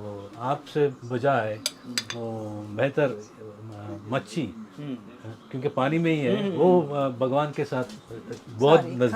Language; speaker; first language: Hindi; non-native, local second language; Kannada